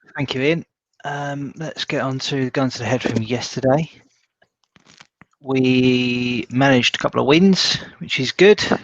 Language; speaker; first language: English; native; English